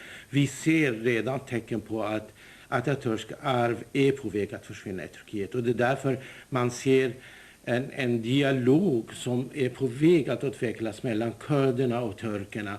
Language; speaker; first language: Swedish; non-native, fluent; Kurdish